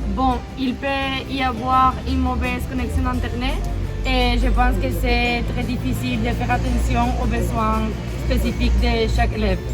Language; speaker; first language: French; non-native, learner; Spanish